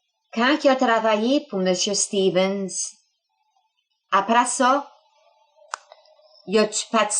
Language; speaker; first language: French; early bilingual, heritage; French